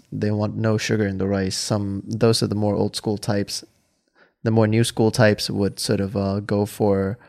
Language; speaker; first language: English; non-native, fluent; Thai